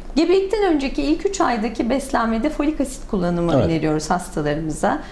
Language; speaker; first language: Turkish; native; Turkish